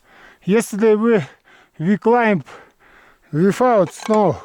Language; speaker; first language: English; non-native, learner; Russian